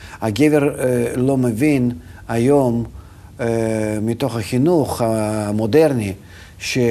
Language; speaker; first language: Hebrew; non-native, fluent; Russian